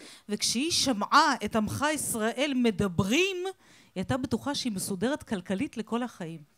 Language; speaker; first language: Hebrew; non-native, fluent; Russian